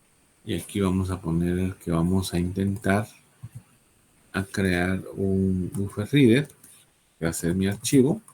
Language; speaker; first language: Spanish; native; Spanish